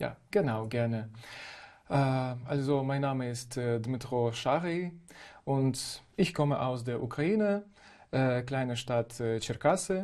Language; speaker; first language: German; non-native, fluent; Ukrainian